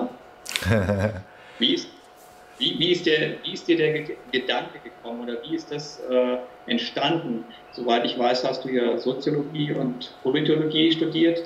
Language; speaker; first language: German; native; German